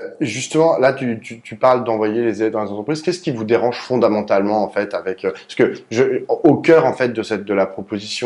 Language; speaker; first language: French; native; French